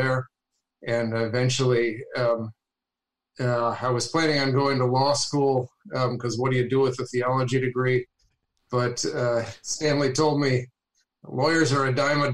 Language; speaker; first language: English; native; English